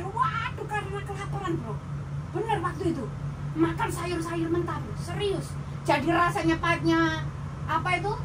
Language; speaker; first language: Indonesian; non-native, local second language; Javanese